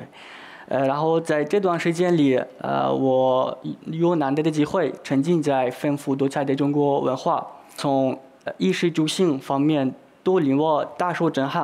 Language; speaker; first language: Chinese; non-native, learner; Persian